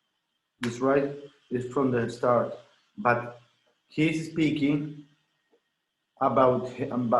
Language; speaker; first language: English; non-native, learner; Spanish